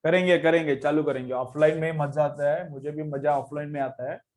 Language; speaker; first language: Hindi; non-native, local second language; Marathi